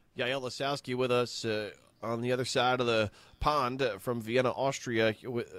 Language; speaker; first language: English; native; English